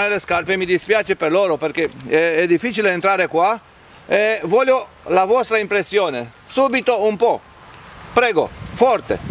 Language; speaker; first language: Italian; non-native, fluent; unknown